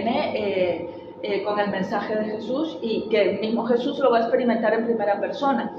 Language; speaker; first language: Spanish; native; Spanish